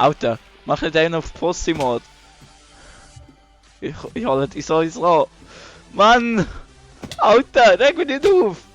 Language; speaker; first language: German; native; German